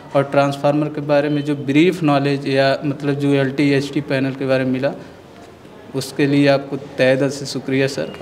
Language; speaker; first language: Hindi; native; Hindi